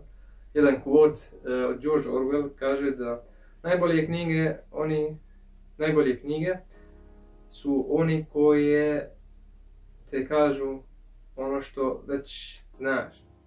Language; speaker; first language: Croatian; early bilingual, heritage; English